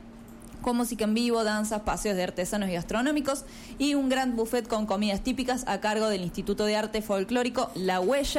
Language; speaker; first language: Spanish; native; Spanish